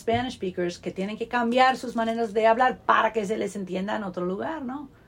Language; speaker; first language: Spanish; non-native, fluent; English